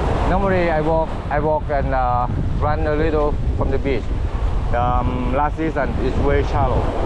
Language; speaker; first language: English; non-native, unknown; Thai